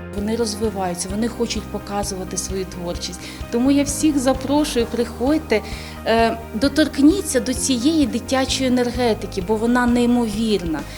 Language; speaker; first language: Ukrainian; native; Ukrainian